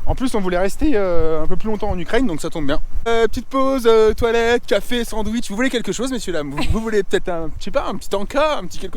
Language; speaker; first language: French; native; French